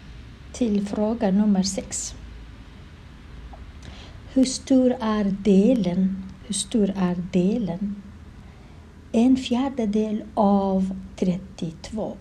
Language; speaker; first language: Swedish; non-native, learner; Kurdish